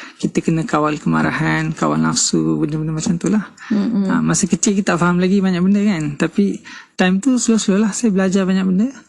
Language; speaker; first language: Malay; non-native, local second language; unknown